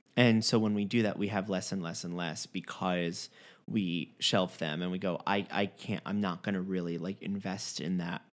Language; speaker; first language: English; native; English